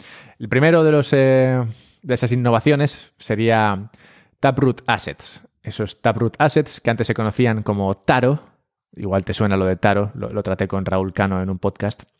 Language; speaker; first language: Spanish; native; Spanish